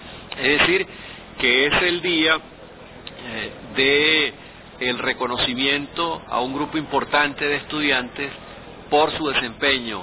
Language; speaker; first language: Spanish; native; Spanish